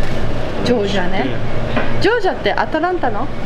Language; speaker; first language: Japanese; non-native, learner; French